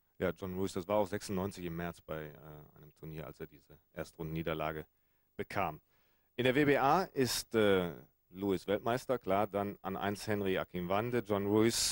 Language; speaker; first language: German; native; German